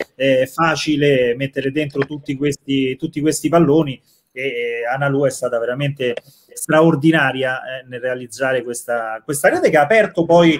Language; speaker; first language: Italian; native; Italian